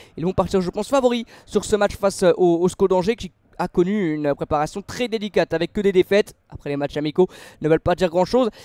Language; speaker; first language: French; native; French